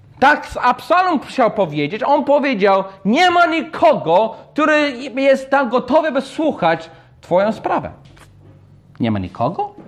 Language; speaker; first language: Polish; non-native, fluent; English